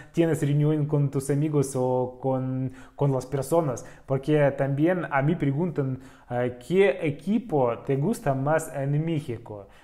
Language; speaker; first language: Spanish; non-native, learner; Russian